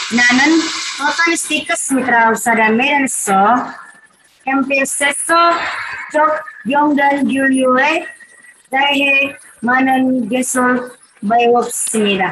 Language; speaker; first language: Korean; non-native, learner; Indonesian